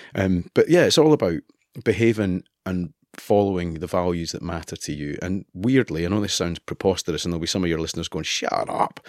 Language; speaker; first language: English; native; English